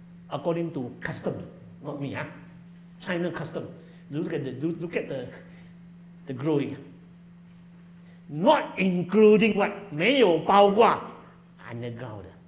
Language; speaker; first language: English; non-native, local second language; Chinese